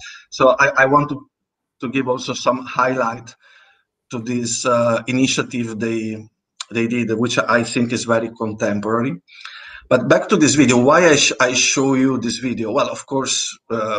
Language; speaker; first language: English; non-native, fluent; Italian